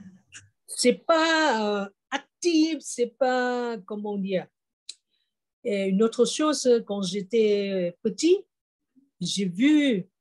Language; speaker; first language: French; non-native, fluent; Thai